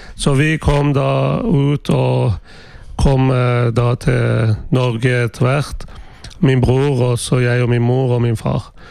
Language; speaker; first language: Norwegian; early bilingual, other home language; Persian